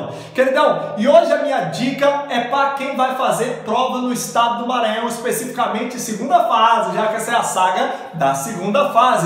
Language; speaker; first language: Portuguese; native; Portuguese